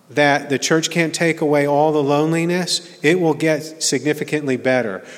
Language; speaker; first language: English; native; English